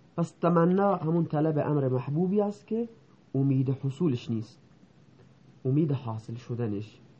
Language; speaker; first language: Persian; non-native, local second language; Baluchi